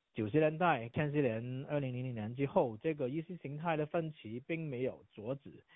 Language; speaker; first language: Chinese; non-native, local second language; Cantonese